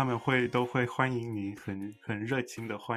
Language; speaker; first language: Chinese; early bilingual, heritage; Chinese